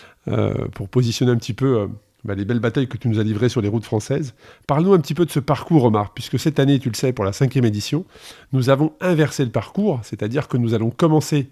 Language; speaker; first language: French; native; French